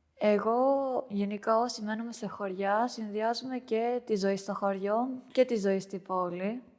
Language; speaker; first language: Greek; early bilingual, other home language; Albanian